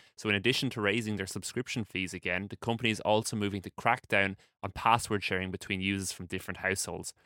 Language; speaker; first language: English; native; English